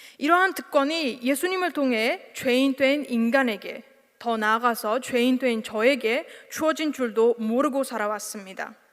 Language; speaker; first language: Korean; non-native, fluent; Uzbek